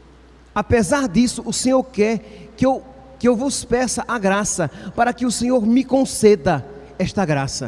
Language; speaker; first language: Portuguese; native; Portuguese